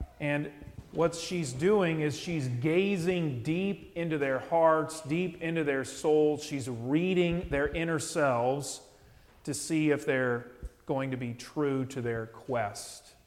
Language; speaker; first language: English; native; English